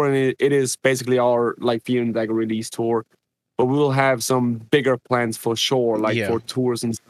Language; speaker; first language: English; non-native, fluent; Swiss German